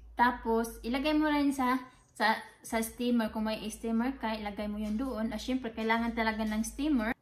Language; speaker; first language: Filipino; non-native, local second language; Cebuano